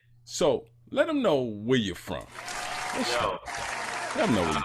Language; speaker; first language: English; native; English